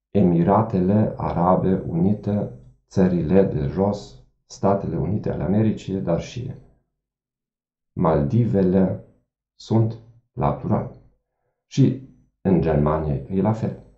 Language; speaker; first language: Romanian; non-native, fluent; German